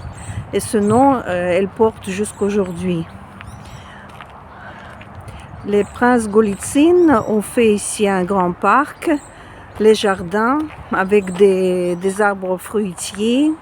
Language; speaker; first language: French; non-native, fluent; Russian